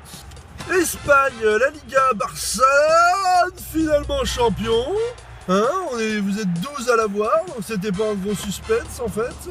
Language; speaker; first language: French; native; French